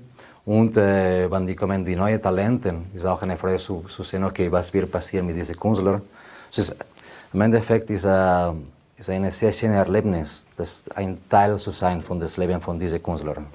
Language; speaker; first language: German; non-native, learner; Spanish